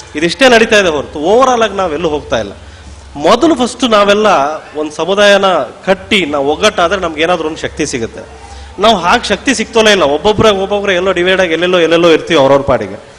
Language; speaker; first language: Kannada; non-native, local second language; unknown